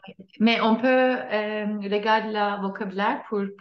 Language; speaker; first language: French; non-native, learner; Turkish